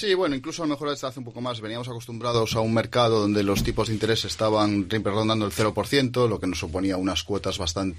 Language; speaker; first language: Spanish; native; Spanish